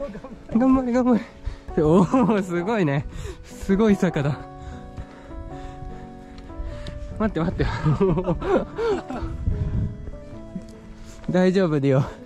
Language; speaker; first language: Japanese; native; Japanese